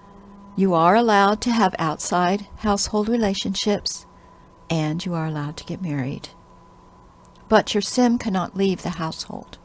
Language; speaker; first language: English; native; English